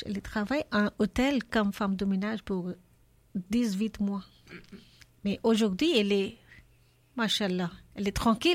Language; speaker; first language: French; non-native, learner; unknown